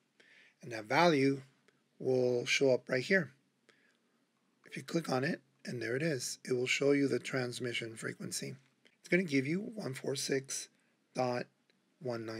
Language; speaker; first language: English; native; English